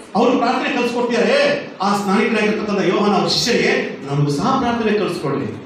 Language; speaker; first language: Kannada; non-native, local second language; Tamil